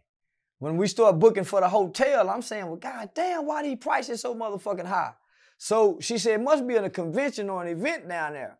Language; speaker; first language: English; native; English